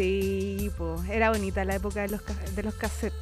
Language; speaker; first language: Spanish; native; Spanish